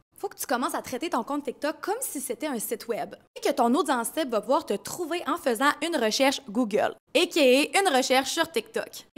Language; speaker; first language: French; native; French